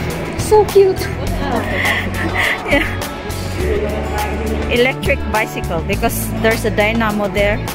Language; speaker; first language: English; non-native, learner; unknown